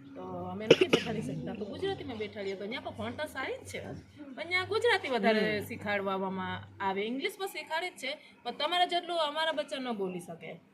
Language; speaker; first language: Gujarati; non-native, local second language; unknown